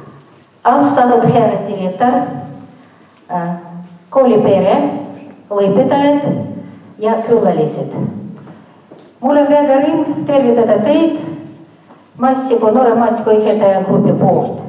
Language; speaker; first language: Estonian; non-native, local second language; Russian